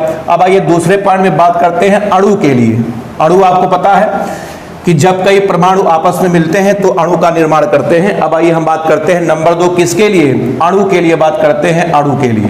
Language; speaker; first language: Hindi; native; Hindi